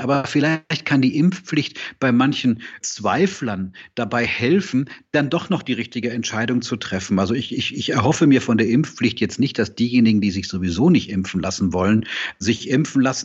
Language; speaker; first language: German; native; German